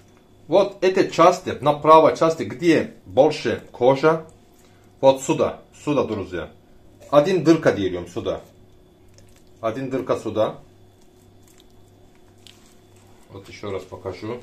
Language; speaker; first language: Russian; non-native, learner; Turkish